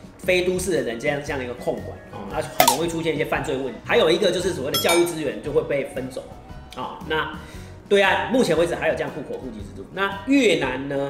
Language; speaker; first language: Chinese; native; Chinese